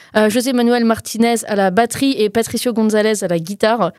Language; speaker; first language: French; native; French